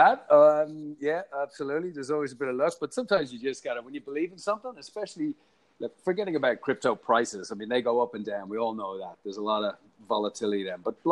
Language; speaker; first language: English; native; English